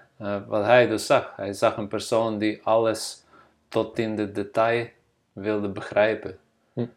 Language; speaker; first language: Dutch; non-native, fluent; Bosnian